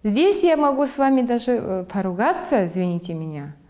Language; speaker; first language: Russian; non-native, local second language; Kazakh